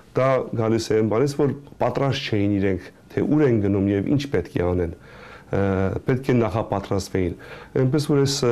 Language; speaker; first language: Armenian; early bilingual, heritage; Armenian